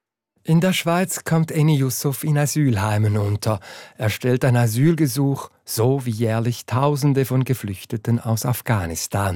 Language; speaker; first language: German; native; German